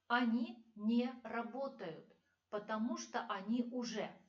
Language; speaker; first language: Russian; non-native, fluent; Turkish